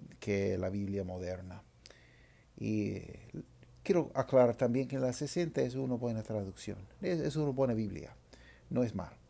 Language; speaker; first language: Spanish; non-native, fluent; English